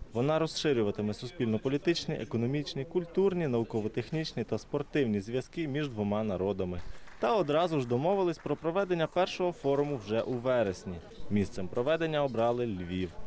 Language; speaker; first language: Ukrainian; native; Ukrainian